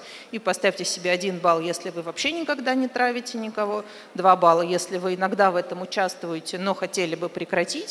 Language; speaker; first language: Russian; native; Russian